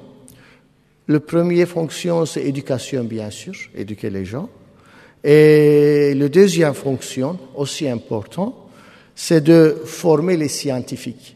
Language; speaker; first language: French; non-native, fluent; Turkish